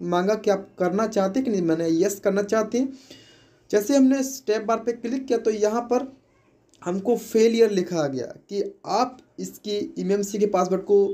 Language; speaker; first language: Hindi; native; Hindi